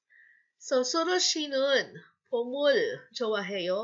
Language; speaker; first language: Korean; non-native, fluent; Filipino